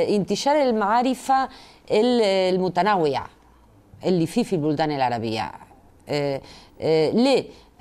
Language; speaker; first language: Arabic; non-native, fluent; Spanish